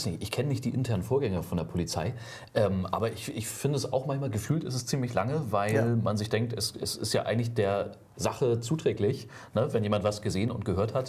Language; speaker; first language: German; native; German